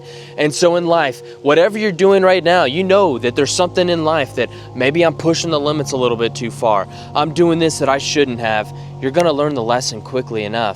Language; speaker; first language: English; native; English